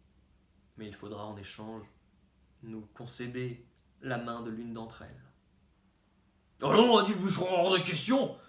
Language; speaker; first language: French; native; French